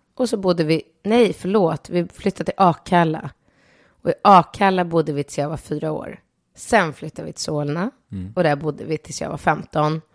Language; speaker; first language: Swedish; early bilingual, other home language; Polish